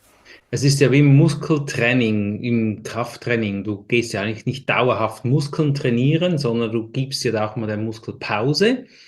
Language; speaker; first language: German; native; German